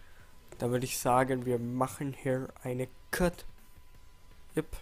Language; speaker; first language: German; native; German